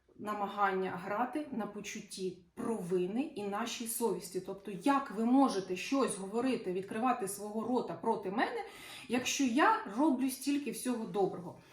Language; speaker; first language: Ukrainian; non-native, local second language; Russian